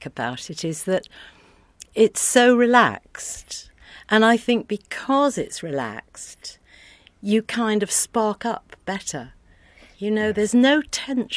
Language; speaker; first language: English; native; English